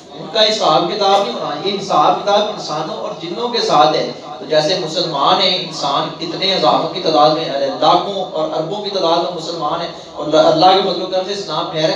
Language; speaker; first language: Urdu; non-native, local second language; Punjabi